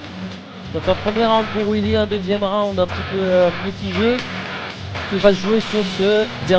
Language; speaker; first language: French; native; French